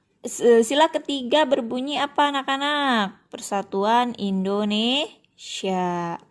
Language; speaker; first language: Indonesian; native; Indonesian